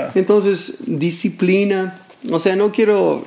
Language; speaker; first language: Spanish; non-native, fluent; English